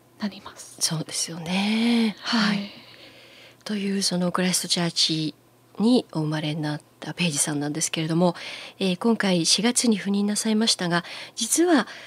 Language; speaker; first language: Japanese; native; Japanese